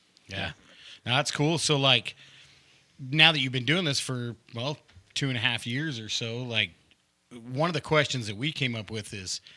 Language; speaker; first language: English; native; English